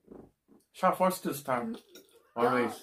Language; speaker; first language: English; non-native, learner; Korean